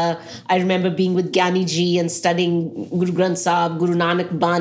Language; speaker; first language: English; non-native, local second language; Punjabi